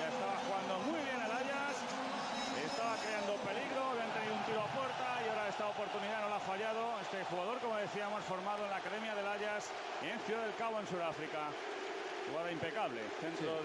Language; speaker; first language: Spanish; native; Spanish